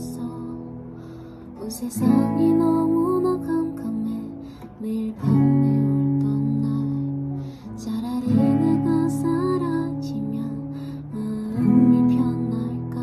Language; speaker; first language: Korean; non-native, learner; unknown